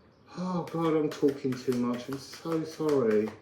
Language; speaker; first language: English; native; English